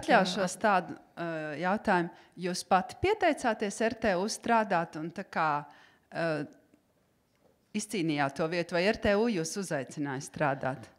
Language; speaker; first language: Latvian; native; Latvian